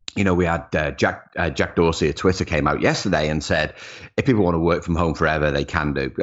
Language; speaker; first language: English; native; English